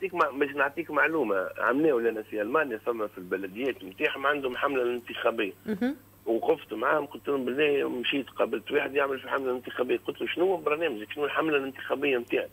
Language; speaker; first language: Arabic; native; Arabic